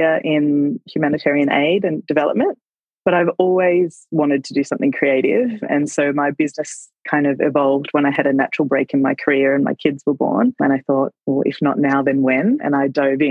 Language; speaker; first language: English; native; English